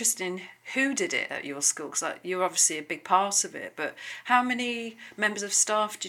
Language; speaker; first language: English; native; English